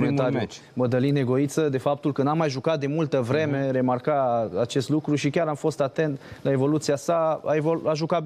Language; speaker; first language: Romanian; native; Romanian